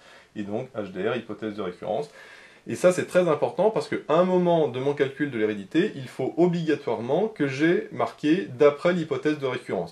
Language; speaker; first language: French; native; French